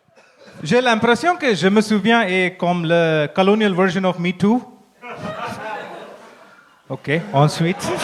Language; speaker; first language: French; non-native, learner; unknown